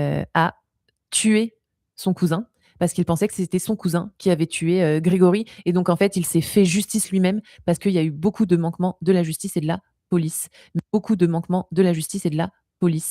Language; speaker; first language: French; native; French